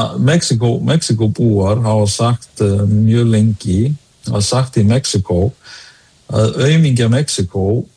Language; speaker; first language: Icelandic; early bilingual, other home language; Danish